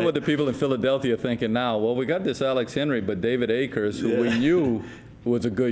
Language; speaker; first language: English; native; English